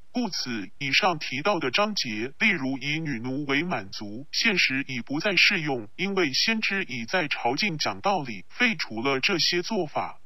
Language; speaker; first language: Chinese; non-native, local second language; Cantonese